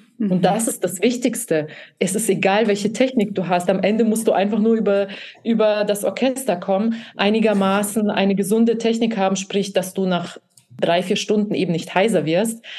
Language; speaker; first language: German; early bilingual, other home language; Russian